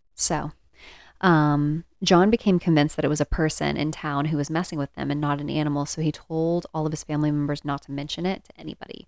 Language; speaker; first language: English; native; English